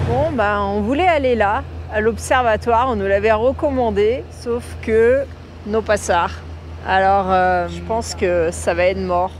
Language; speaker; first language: French; native; French